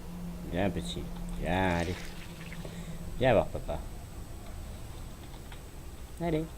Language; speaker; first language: French; native; French